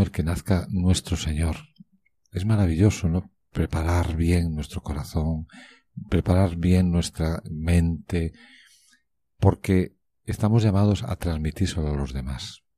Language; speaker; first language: Spanish; native; Spanish